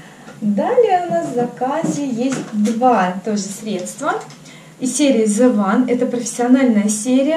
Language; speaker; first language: Russian; native; Russian